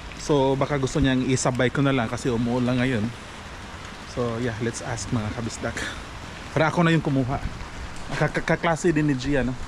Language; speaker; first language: Filipino; non-native, local second language; Cebuano